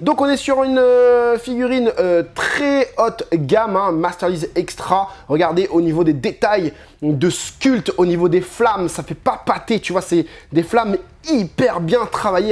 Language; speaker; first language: French; native; French